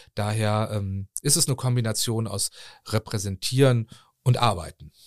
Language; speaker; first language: German; native; German